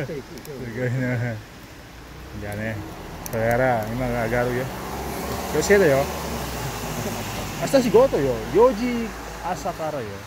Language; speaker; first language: Japanese; non-native, learner; Indonesian